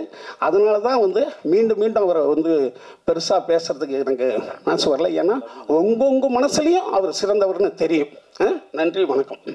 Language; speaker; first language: Tamil; native; Tamil